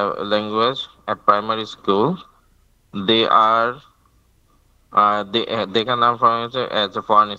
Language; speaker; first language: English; non-native, fluent; Bangla